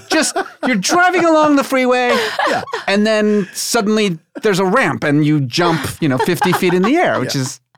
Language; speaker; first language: English; early bilingual, other home language; Persian